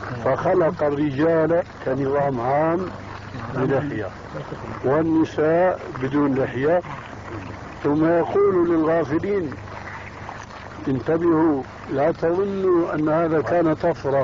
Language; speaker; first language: Arabic; early bilingual, other home language; Albanian